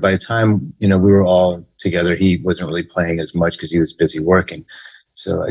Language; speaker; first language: English; native; English